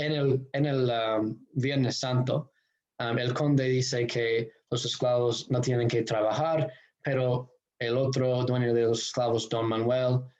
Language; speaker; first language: Spanish; non-native, fluent; English